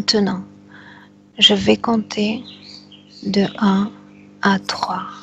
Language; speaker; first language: French; native; French